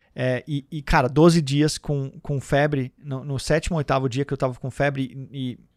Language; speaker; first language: Portuguese; early bilingual, heritage; Danish